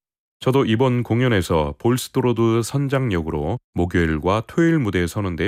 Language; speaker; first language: Korean; native; Korean